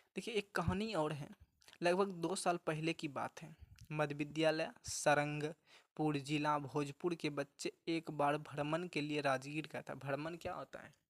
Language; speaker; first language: Hindi; native; Hindi